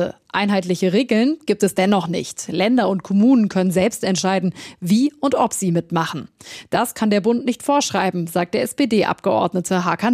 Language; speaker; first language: German; native; German